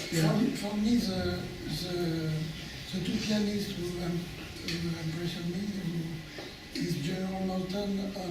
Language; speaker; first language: English; non-native, learner; French